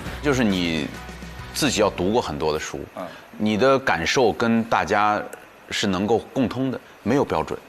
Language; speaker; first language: Chinese; native; Chinese